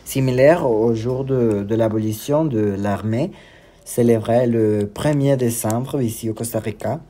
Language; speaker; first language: French; non-native, learner; Spanish